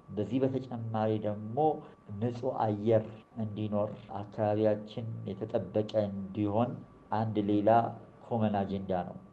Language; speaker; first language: Amharic; early bilingual, other home language; Gujarati